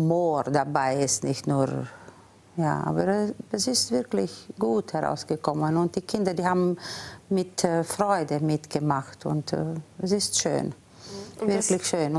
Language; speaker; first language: German; non-native, fluent; Romanian